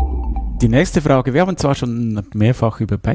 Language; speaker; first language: German; native; German